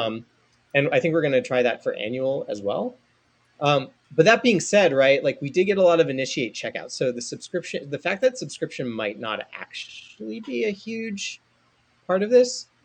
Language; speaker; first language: English; native; English